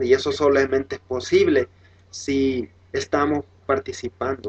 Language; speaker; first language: Spanish; native; Spanish